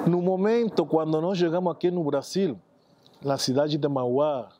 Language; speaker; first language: Portuguese; non-native, fluent; Spanish